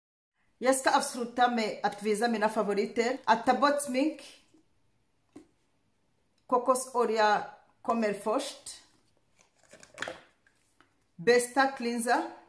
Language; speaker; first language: Swedish; non-native, learner; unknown